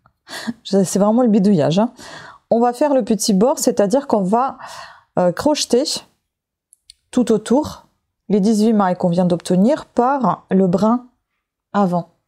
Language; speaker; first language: French; native; French